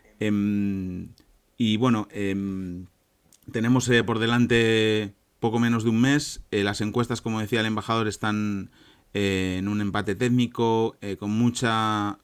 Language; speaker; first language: Spanish; native; Spanish